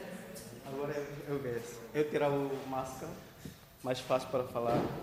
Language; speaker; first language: Portuguese; non-native, local second language; Tetum